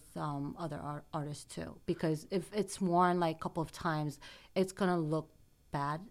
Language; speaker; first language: English; early bilingual, other home language; Korean